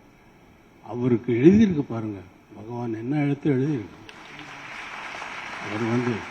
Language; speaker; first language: Tamil; native; Tamil